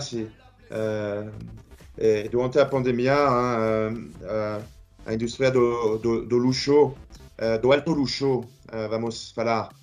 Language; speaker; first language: Portuguese; non-native, fluent; French